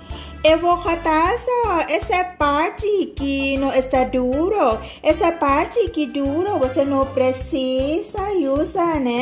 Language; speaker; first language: Portuguese; non-native, learner; Thai